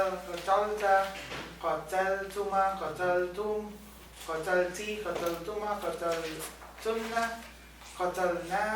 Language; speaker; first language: Arabic; non-native, learner; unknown